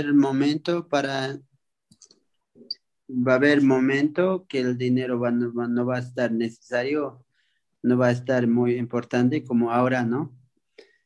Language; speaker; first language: Spanish; non-native, local second language; Quechua